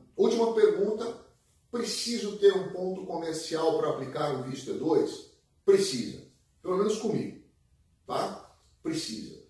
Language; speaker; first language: Portuguese; native; Portuguese